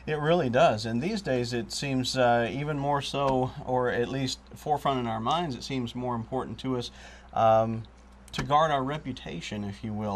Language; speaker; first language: English; native; English